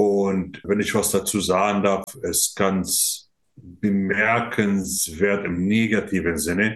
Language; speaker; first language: German; non-native, fluent; Arabic